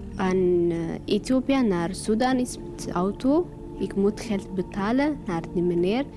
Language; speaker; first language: Dutch; non-native, learner; Tigrinya